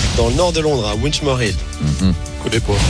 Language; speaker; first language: French; native; French